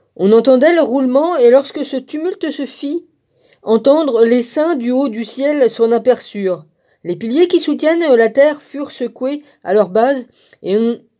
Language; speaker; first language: French; native; French